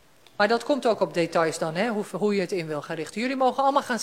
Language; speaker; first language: Dutch; native; Dutch